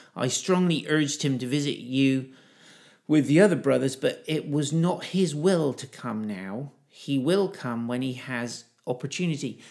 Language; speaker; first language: English; native; English